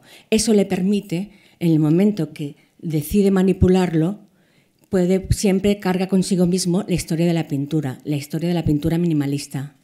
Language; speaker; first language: Spanish; native; Spanish